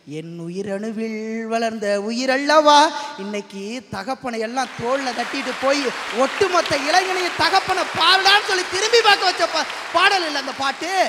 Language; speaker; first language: Tamil; native; Tamil